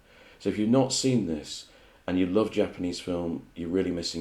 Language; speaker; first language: English; native; English